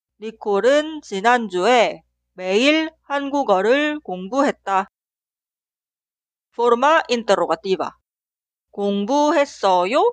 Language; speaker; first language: Korean; non-native, fluent; Spanish